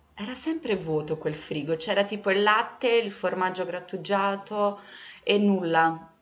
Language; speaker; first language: Italian; early bilingual, other home language; Portuguese